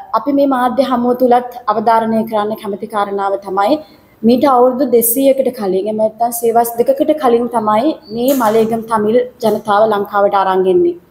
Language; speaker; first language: Sinhala; native; Sinhala